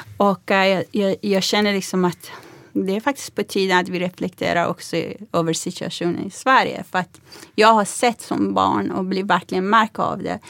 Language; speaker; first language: Swedish; non-native, fluent; Persian